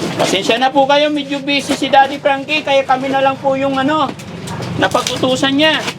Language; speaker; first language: Filipino; native; Filipino